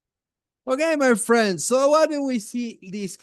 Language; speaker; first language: English; non-native, fluent; Spanish